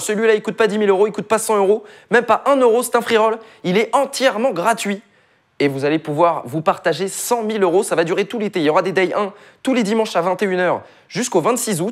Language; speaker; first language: French; native; French